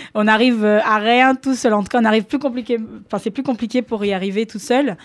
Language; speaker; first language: French; non-native, local second language; Lingala